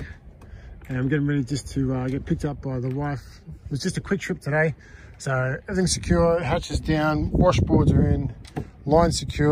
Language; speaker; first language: English; native; English